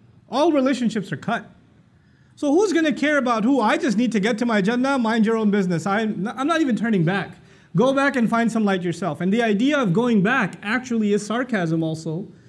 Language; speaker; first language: English; native; English